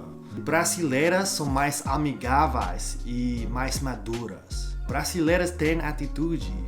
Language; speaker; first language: Portuguese; non-native, learner; English